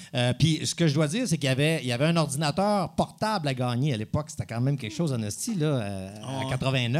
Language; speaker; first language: French; native; French